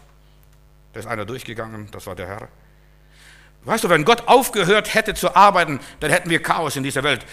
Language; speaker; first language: German; native; German